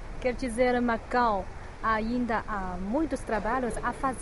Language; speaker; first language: Portuguese; non-native, fluent; Chinese